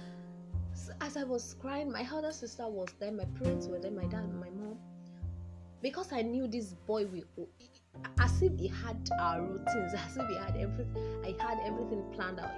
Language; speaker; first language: English; non-native, local second language; Yoruba